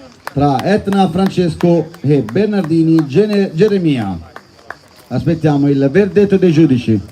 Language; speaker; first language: Italian; native; Italian